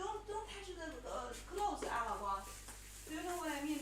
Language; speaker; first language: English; non-native, learner; Chinese